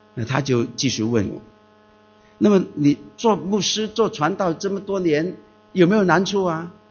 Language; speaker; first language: Chinese; non-native, local second language; Cantonese